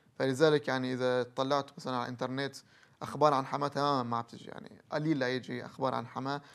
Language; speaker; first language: Arabic; early bilingual, heritage; Arabic